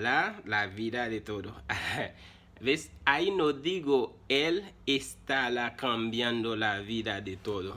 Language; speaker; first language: Spanish; non-native, fluent; Haitian Creole